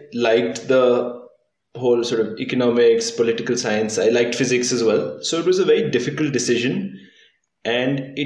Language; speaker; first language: English; non-native, local second language; Hindi